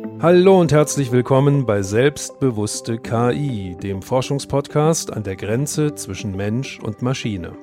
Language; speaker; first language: German; native; German